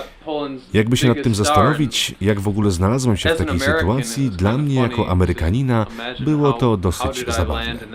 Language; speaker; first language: Polish; non-native, fluent; English